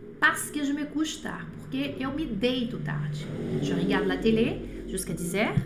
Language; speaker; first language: French; non-native, fluent; Portuguese